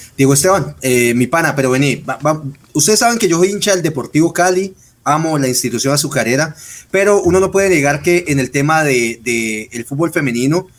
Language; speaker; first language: Spanish; native; Spanish